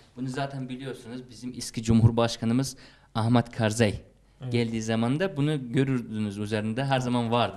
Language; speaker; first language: Turkish; non-native, fluent; Uzbek